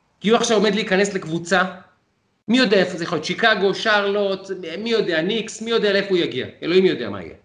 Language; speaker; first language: Hebrew; native; Hebrew